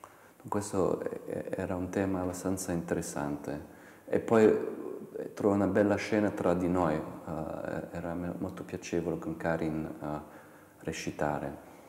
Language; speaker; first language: Italian; non-native, fluent; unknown